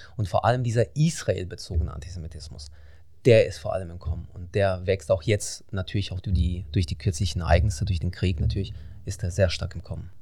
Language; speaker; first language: German; non-native, fluent; Russian